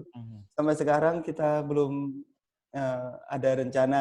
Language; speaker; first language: Indonesian; non-native, fluent; Thai